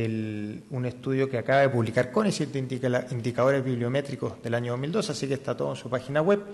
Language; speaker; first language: Spanish; native; Spanish